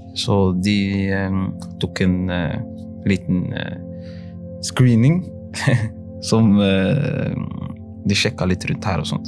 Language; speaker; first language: Norwegian; early bilingual, other home language; Somali